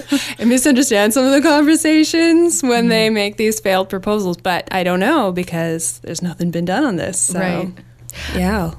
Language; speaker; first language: English; native; English